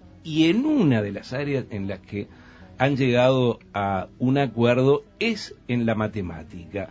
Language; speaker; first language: Spanish; native; Spanish